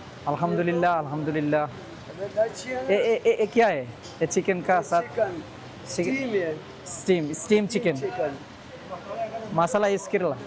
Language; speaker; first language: Hindi; non-native, learner; Bangla